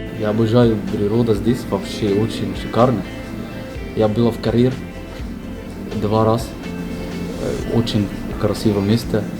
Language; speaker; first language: Russian; non-native, learner; Arabic